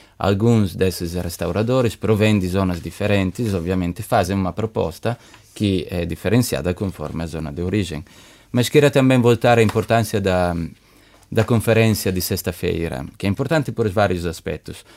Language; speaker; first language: Portuguese; non-native, fluent; Italian